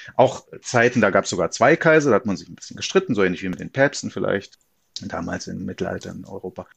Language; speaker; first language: German; native; German